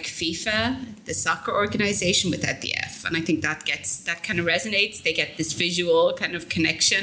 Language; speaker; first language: English; native; English